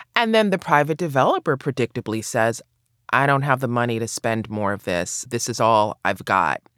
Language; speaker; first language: English; native; English